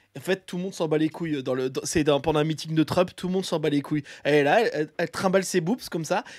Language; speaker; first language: French; native; French